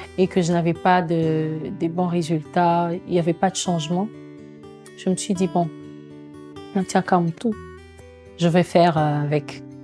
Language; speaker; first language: French; non-native, local second language; Lingala